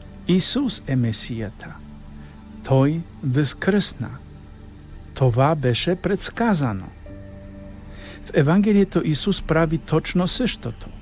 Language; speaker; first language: Bulgarian; non-native, fluent; Polish